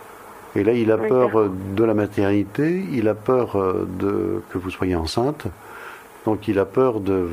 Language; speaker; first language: French; native; French